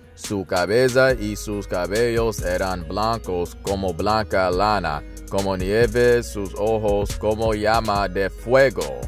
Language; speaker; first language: Spanish; non-native, learner; English